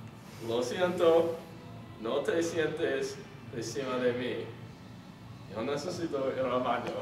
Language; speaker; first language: Spanish; non-native, learner; English